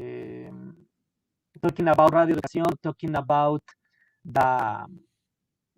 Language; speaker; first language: English; non-native, local second language; Spanish